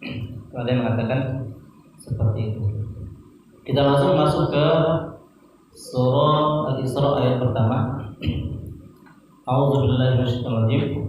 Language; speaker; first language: Indonesian; native; Indonesian